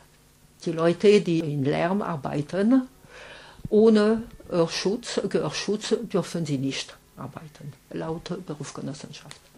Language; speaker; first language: German; non-native, fluent; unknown